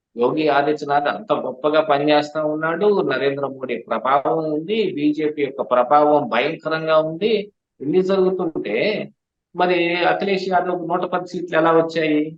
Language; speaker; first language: Telugu; native; Telugu